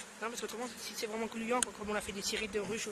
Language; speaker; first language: French; native; French